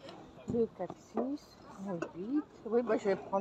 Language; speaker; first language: French; native; French